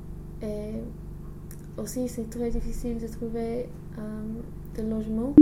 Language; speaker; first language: French; non-native, learner; English